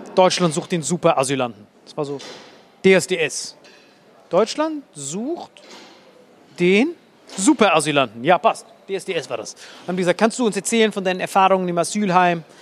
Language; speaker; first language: German; early bilingual, other home language; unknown